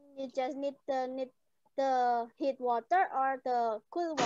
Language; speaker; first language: English; non-native, learner; Indonesian